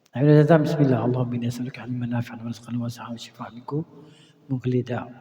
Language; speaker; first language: Malay; native; Malay